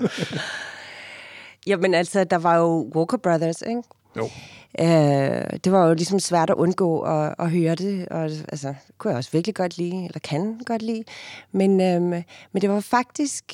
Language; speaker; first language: Danish; non-native, fluent; Afrikaans